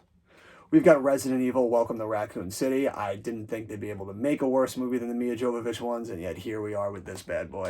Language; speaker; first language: English; native; English